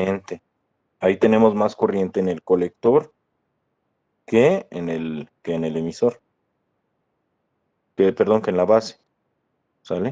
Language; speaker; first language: Spanish; native; Spanish